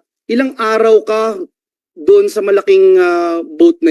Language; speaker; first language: Filipino; native; Filipino